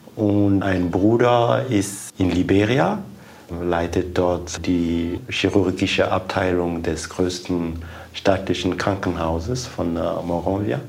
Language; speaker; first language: German; non-native, fluent; Lingala